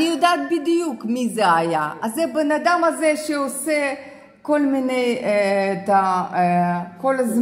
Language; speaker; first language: Hebrew; non-native, fluent; Russian